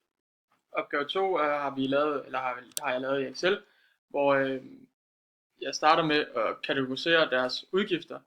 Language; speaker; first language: Danish; native; Danish